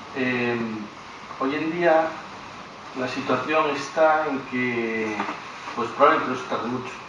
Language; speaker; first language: Spanish; non-native, local second language; Galician